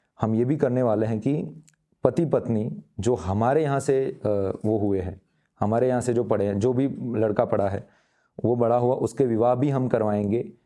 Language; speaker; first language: Hindi; non-native, local second language; Gujarati